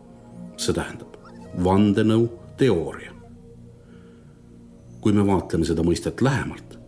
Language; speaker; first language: Estonian; native; Estonian